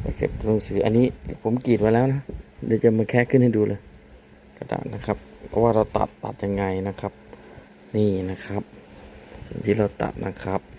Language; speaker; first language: Thai; native; Thai